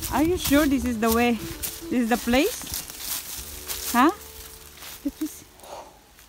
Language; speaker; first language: English; non-native, local second language; Filipino